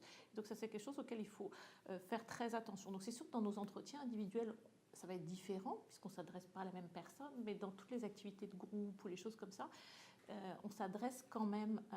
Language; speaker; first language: French; native; French